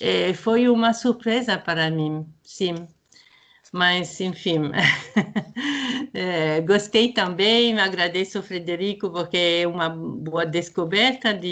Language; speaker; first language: Portuguese; non-native, fluent; French